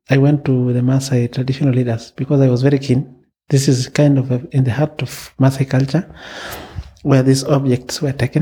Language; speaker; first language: English; non-native, local second language; Masai